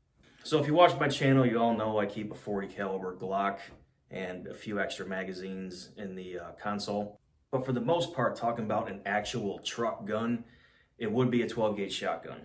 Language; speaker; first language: English; native; English